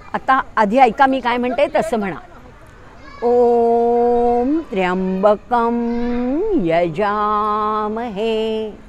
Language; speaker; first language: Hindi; non-native, local second language; Marathi